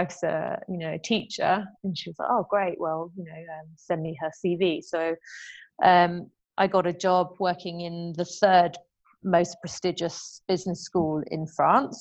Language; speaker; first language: English; native; English